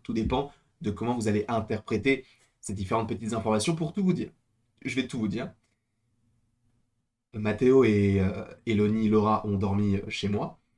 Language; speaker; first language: French; native; French